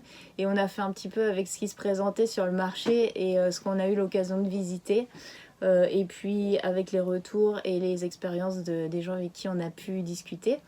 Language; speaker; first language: French; native; French